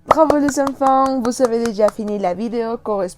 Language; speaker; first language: French; non-native, fluent; Spanish